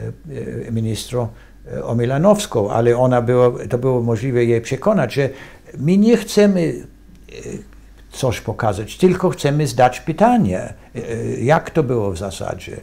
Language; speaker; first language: Polish; non-native, fluent; English